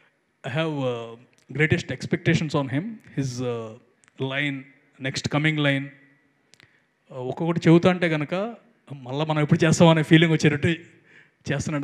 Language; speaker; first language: Telugu; native; Telugu